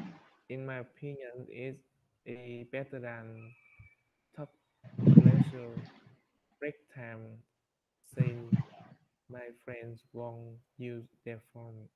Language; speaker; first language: English; non-native, learner; Vietnamese